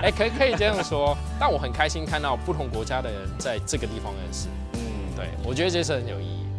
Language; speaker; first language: Chinese; non-native, local second language; Cantonese